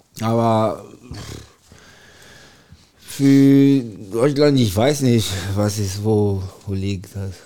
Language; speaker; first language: German; non-native, learner; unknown